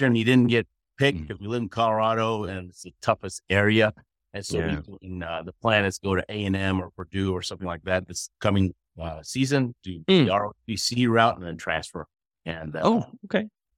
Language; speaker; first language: English; early bilingual, other home language; Spanish